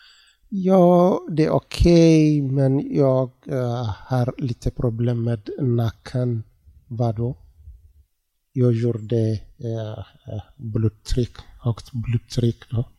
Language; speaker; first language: Swedish; non-native, learner; Tigrinya